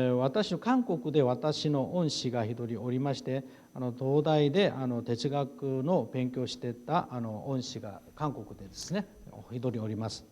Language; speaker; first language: Japanese; non-native, fluent; Korean